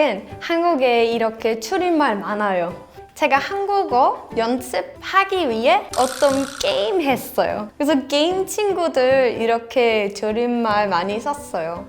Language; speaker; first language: Korean; non-native, fluent; Danish